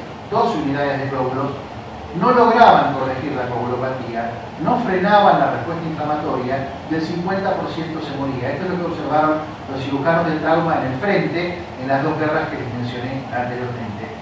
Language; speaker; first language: Spanish; native; Spanish